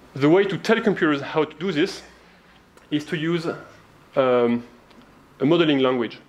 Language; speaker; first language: English; non-native, fluent; French